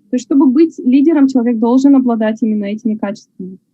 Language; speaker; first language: Russian; native; Russian